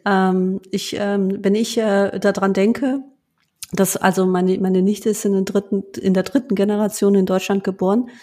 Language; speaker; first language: German; early bilingual, other home language; Turkish